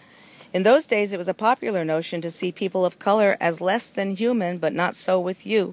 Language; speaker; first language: English; native; English